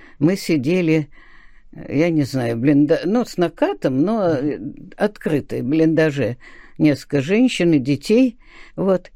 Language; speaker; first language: Russian; early bilingual, other home language; Spanish